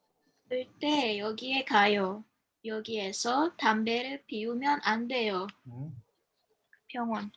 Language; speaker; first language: Korean; non-native, learner; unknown